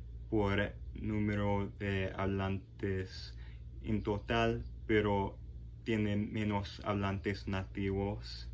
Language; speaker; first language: Spanish; non-native, fluent; English